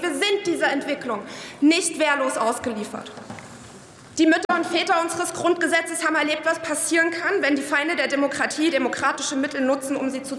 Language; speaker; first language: German; early bilingual, other home language; Arabic